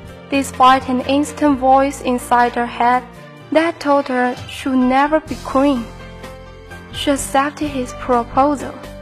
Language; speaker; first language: English; non-native, fluent; Chinese